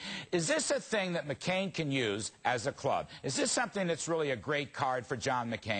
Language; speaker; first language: English; native; English